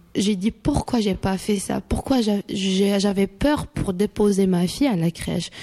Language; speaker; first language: French; non-native, local second language; Arabic